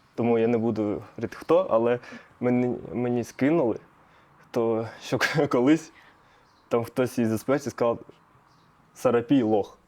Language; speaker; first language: Ukrainian; non-native, local second language; Russian